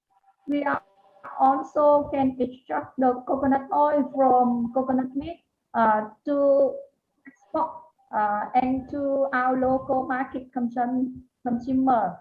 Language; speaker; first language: English; non-native, learner; Vietnamese